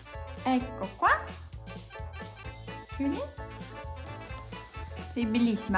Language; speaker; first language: Italian; native; Italian